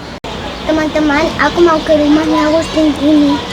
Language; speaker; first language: Indonesian; early bilingual, heritage; Spanish